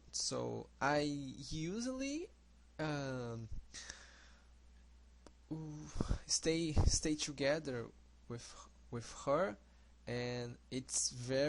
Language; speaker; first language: English; non-native, learner; Portuguese